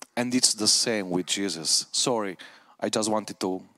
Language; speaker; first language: English; non-native, fluent; Romanian